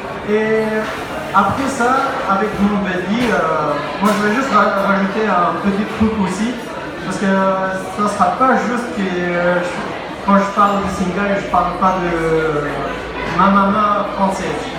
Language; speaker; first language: French; non-native, learner; Pashto